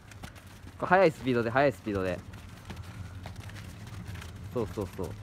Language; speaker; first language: Japanese; native; Japanese